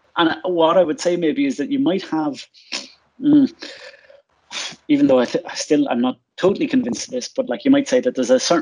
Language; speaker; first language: English; native; English